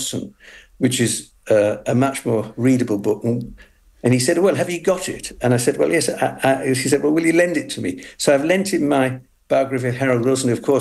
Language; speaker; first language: English; native; English